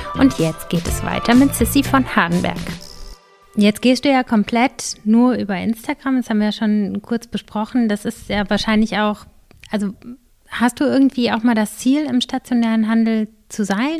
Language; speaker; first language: German; native; German